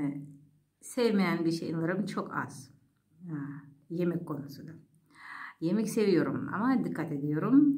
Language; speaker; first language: Turkish; non-native, learner; Russian